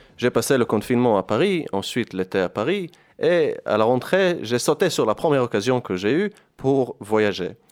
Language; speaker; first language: French; non-native, fluent; Hebrew